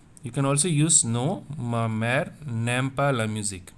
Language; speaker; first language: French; non-native, fluent; Tamil